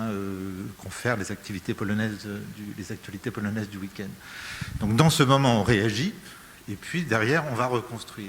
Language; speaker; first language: French; native; French